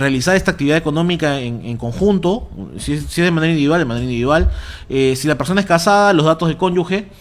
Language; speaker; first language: Spanish; native; Spanish